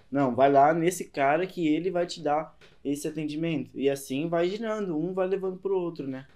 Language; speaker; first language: Portuguese; native; Portuguese